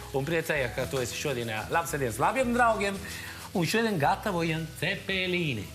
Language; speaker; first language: Latvian; non-native, fluent; Italian